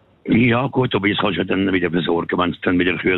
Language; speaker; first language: German; native; German